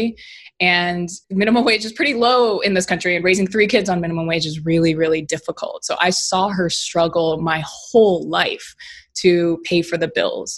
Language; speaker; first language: English; native; English